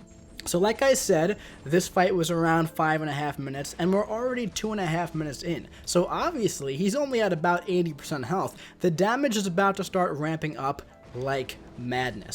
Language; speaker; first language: English; native; English